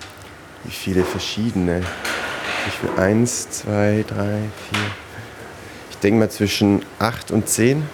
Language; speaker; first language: German; native; German